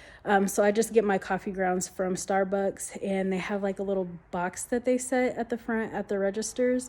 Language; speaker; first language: English; native; English